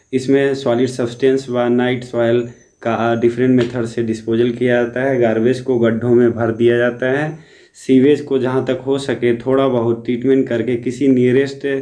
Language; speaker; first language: Hindi; native; Hindi